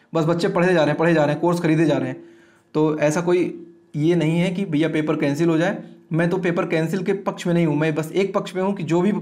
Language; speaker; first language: Hindi; native; Hindi